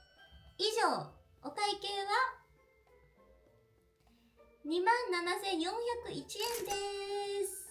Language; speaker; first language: Japanese; native; Japanese